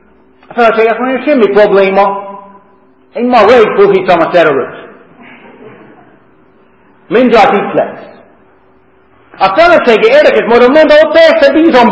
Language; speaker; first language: Hungarian; non-native, fluent; English